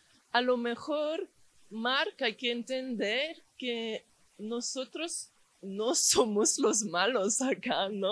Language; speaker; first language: Spanish; non-native, fluent; English